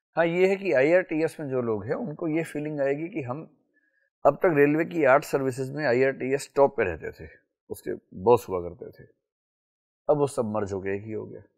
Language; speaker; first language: Hindi; native; Hindi